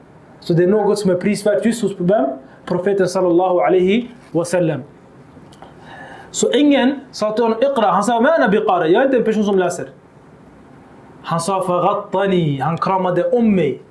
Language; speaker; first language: Swedish; early bilingual, other home language; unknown